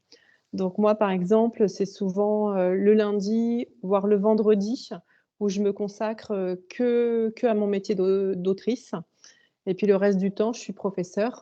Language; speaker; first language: French; native; French